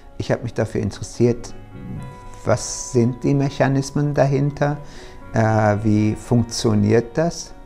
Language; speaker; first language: German; early bilingual, other home language; Turkish